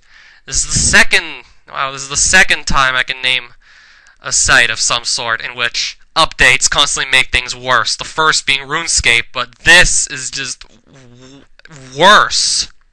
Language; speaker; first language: English; native; English